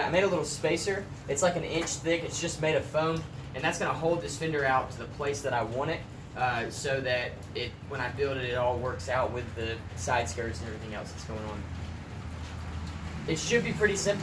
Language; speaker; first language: English; native; English